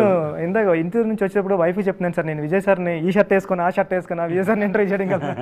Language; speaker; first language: Telugu; native; Telugu